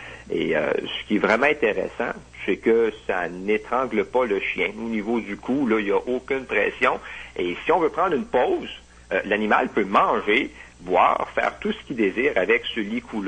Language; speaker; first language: French; native; French